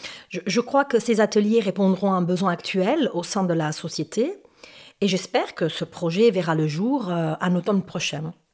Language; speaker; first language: French; non-native, fluent; Spanish